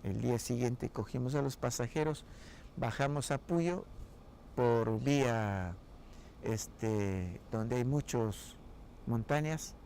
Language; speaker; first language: Spanish; non-native, local second language; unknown